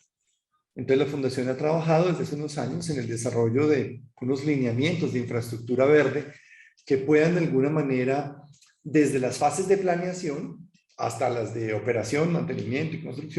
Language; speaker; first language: Spanish; native; Spanish